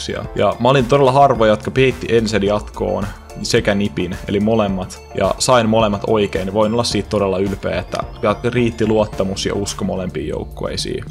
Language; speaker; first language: Finnish; native; Finnish